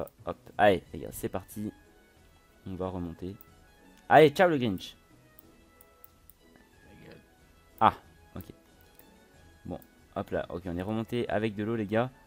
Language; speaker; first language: French; native; French